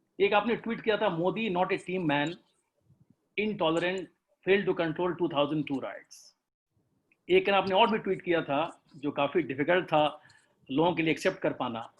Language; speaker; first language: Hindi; native; Hindi